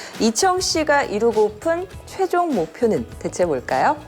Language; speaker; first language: Korean; native; Korean